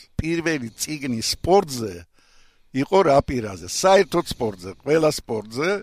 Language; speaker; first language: Georgian; non-native, local second language; Russian